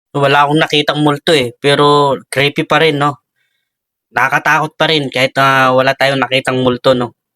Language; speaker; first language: Filipino; native; Filipino